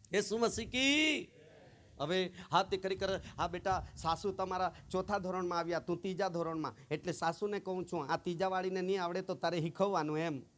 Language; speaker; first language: Gujarati; non-native, local second language; Kukna